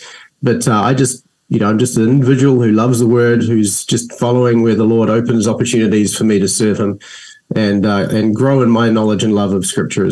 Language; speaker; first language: English; native; English